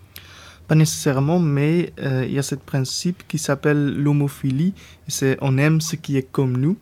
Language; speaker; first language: French; non-native, local second language; Dutch